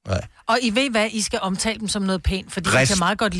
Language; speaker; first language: Danish; native; Danish